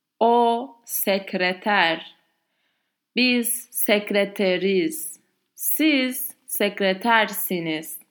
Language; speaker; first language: Turkish; non-native, learner; English